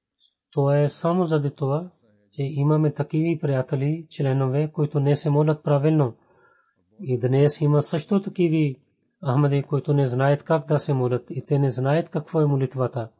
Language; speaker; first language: Bulgarian; non-native, fluent; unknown